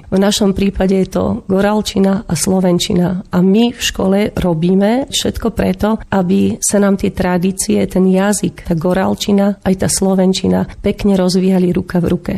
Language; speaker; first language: Slovak; non-native, local second language; Polish